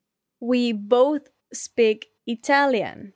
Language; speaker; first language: English; non-native, learner; Spanish